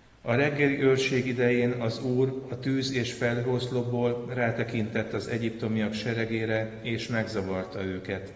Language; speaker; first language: Hungarian; native; Hungarian